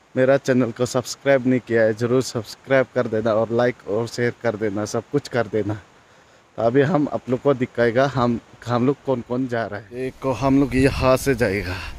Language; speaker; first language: Hindi; non-native, local second language; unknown